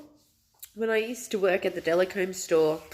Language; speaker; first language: English; native; English